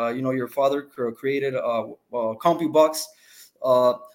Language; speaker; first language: English; non-native, fluent; Spanish